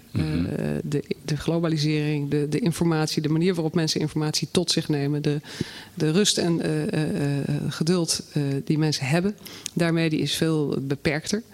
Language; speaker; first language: Dutch; native; Dutch